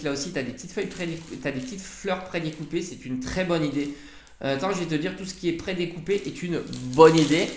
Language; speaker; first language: French; native; French